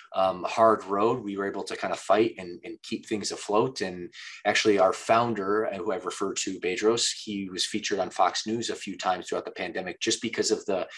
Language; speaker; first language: English; native; English